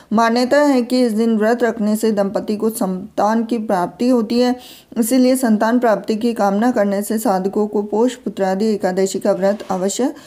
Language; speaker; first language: Hindi; native; Hindi